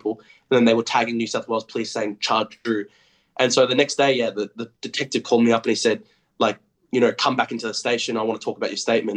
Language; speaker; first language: English; native; English